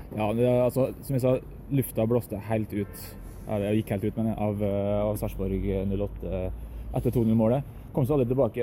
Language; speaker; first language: Norwegian; native; Norwegian